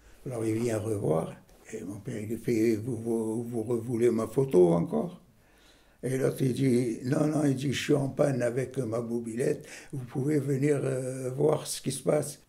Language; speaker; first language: French; native; French